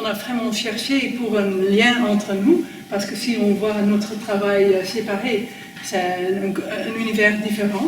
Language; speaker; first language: French; non-native, fluent; Dutch